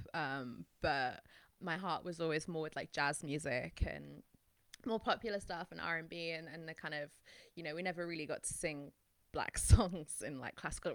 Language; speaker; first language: English; native; English